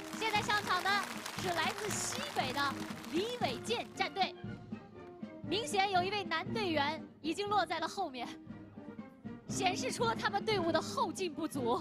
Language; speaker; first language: Chinese; native; Chinese